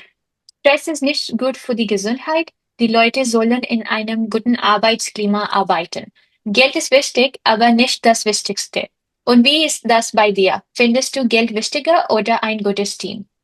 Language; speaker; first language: German; non-native, learner; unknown